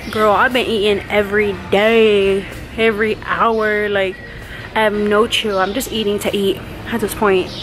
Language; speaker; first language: English; native; English